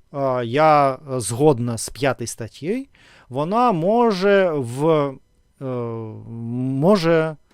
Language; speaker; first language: Ukrainian; non-native, learner; Russian